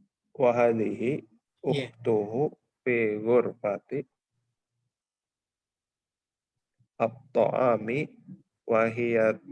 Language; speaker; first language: Arabic; non-native, learner; Indonesian